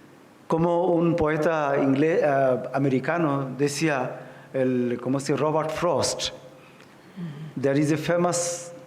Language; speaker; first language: Spanish; non-native, fluent; Bangla